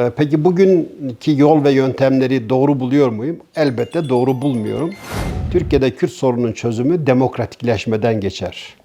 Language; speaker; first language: Turkish; native; Turkish